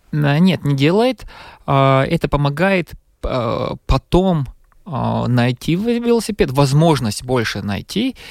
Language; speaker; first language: Russian; non-native, local second language; Latvian